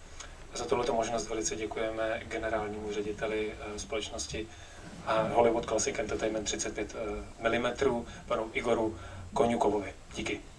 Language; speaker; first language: Czech; native; Czech